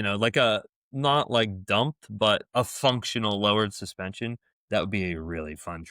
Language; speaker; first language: English; native; English